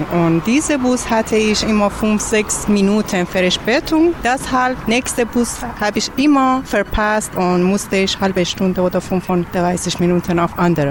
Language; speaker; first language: German; non-native, learner; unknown